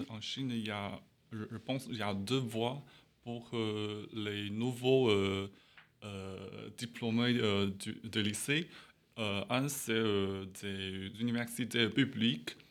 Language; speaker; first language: French; non-native, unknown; Chinese